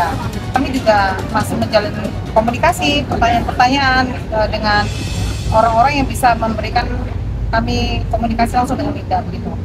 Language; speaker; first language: Indonesian; native; Indonesian